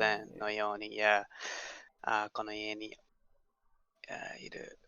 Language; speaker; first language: Japanese; non-native, learner; English